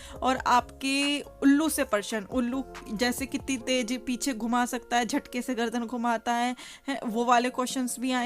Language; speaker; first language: Hindi; native; Hindi